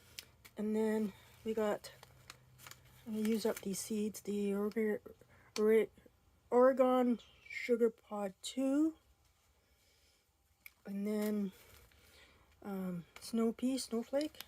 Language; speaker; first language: English; native; English